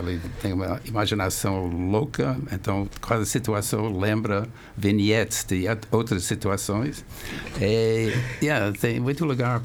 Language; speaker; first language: Portuguese; non-native, fluent; English